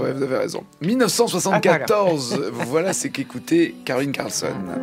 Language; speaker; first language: French; native; French